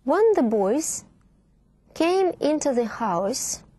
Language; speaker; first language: English; non-native, fluent; Russian